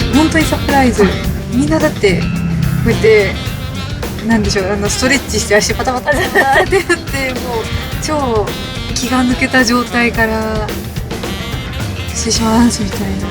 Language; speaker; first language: Japanese; native; Japanese